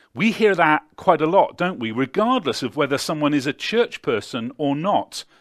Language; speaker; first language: English; native; English